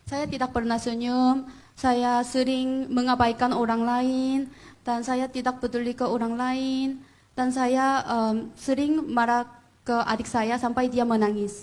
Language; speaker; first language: Indonesian; non-native, fluent; Korean